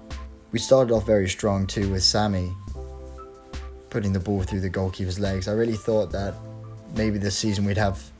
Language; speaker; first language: English; native; English